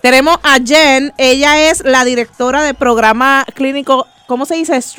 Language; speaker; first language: Spanish; native; Spanish